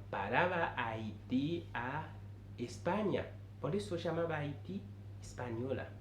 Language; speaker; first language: Spanish; non-native, fluent; Haitian Creole